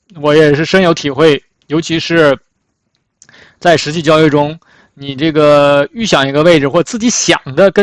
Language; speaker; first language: Chinese; native; Chinese